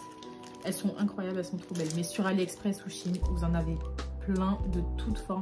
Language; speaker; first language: French; native; French